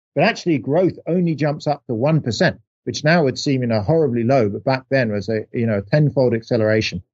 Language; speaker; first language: English; native; English